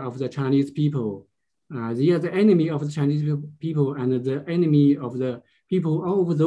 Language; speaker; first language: English; non-native, learner; Chinese